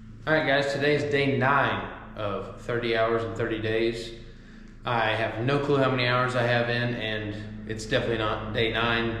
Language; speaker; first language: English; native; English